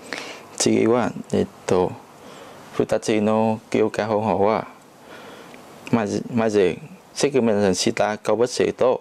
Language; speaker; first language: Japanese; non-native, learner; Chinese